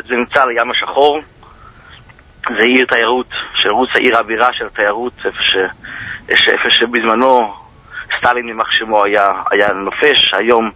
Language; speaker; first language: Hebrew; early bilingual, heritage; Hebrew